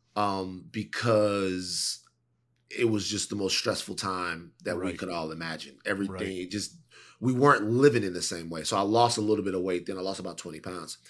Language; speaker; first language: English; native; English